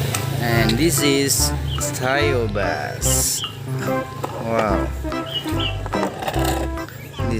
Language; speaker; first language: English; non-native, learner; Indonesian